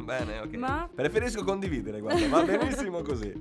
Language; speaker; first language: Italian; native; Italian